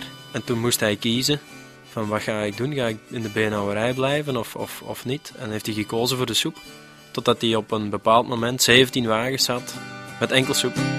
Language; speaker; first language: Dutch; native; Dutch